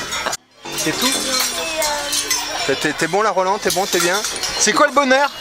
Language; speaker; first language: French; native; French